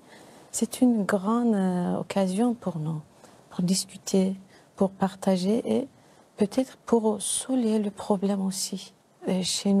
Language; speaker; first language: French; non-native, learner; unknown